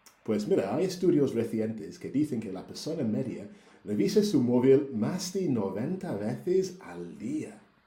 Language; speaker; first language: Spanish; native; Spanish